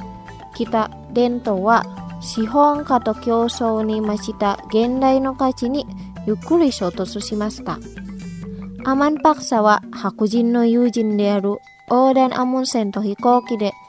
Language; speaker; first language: Japanese; non-native, fluent; Indonesian